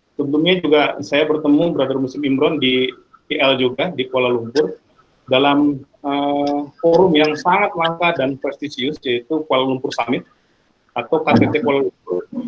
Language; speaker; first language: Malay; native; Malay